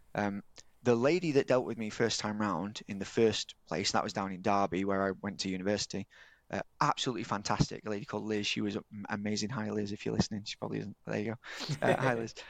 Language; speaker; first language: English; native; English